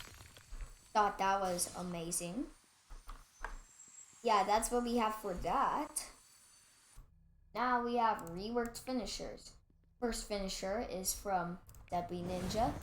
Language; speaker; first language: English; native; English